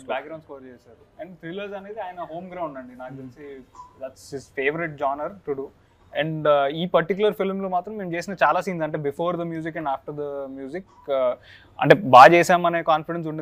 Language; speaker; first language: Telugu; native; Telugu